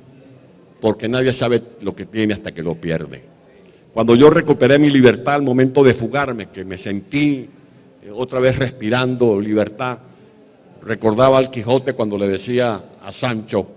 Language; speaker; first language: Spanish; native; Spanish